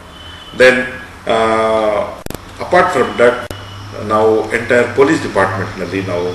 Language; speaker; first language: Kannada; non-native, local second language; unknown